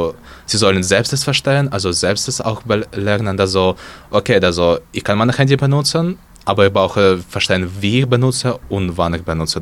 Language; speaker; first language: German; non-native, learner; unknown